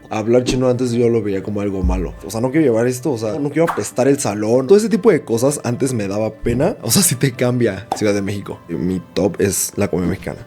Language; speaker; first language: Spanish; early bilingual, other home language; Cantonese